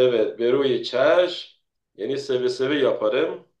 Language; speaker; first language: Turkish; non-native, fluent; Persian